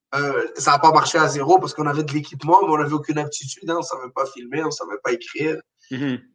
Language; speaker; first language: French; non-native, local second language; Arabic